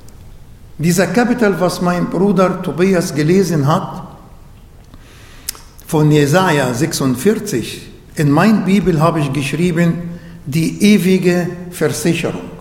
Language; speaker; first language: German; non-native, learner; Arabic